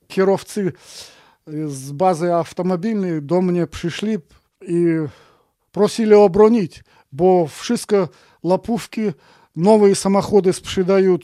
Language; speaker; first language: Polish; non-native, fluent; Russian